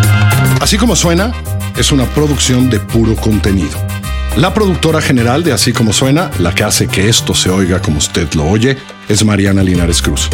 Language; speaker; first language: Spanish; native; Spanish